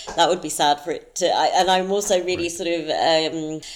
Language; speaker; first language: English; native; English